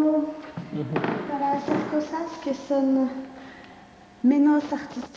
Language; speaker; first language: Spanish; non-native, learner; French